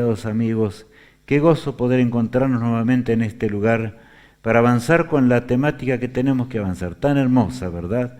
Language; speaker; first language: Spanish; native; Spanish